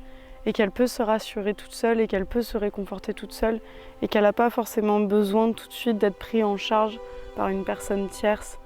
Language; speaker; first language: French; native; French